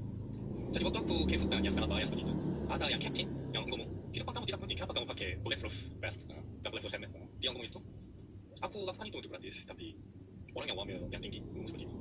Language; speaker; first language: Indonesian; non-native, learner; Korean